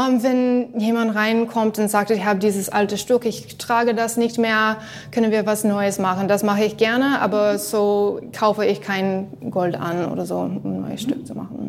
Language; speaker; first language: German; non-native, learner; English